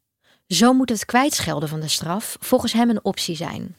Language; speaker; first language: Dutch; native; Dutch